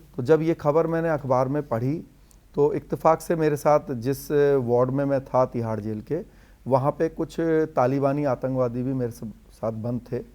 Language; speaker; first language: Hindi; native; Hindi